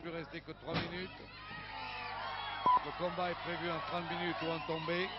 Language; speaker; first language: French; native; French